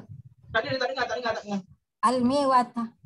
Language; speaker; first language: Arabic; non-native, learner; Malay